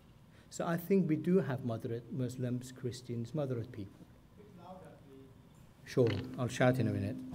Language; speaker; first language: English; non-native, fluent; Persian